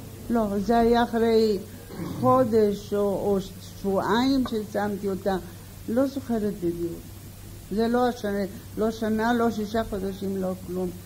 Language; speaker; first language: Hebrew; non-native, fluent; Bulgarian